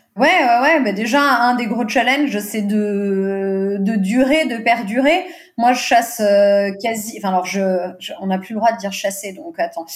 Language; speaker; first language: French; early bilingual, other home language; Portuguese